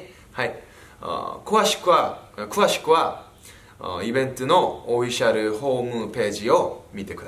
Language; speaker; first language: Japanese; non-native, fluent; Korean